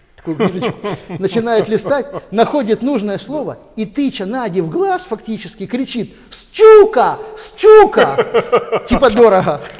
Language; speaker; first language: Russian; native; Russian